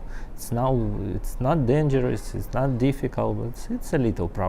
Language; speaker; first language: English; non-native, learner; Ukrainian